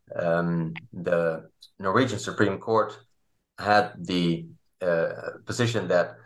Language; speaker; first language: English; non-native, fluent; Dutch